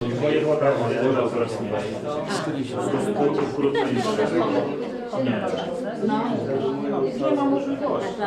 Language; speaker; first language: Polish; non-native, learner; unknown